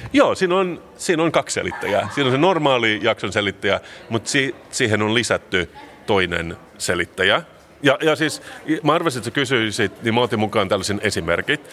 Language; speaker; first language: Finnish; non-native, local second language; Swedish